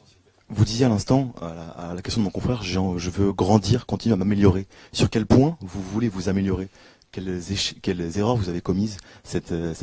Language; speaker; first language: French; native; French